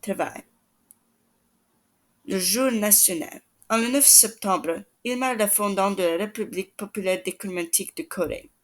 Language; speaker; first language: French; non-native, learner; English